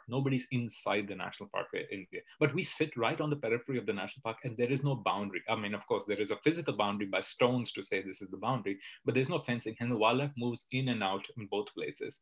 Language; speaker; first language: English; non-native, local second language; Hindi